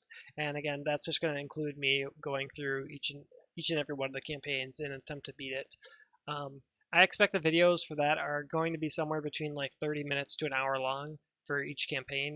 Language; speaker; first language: English; native; English